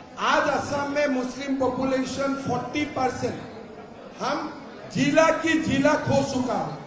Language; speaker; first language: Hindi; non-native, local second language; Assamese